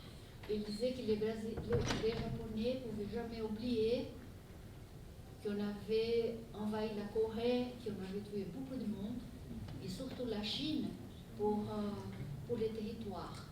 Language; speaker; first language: French; non-native, fluent; Portuguese